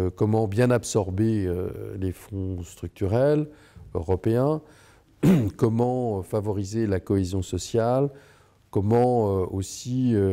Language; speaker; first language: French; native; French